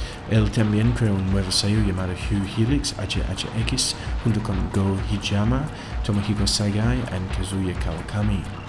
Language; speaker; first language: Spanish; native; Spanish